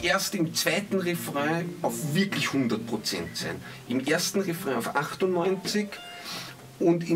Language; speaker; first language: German; native; German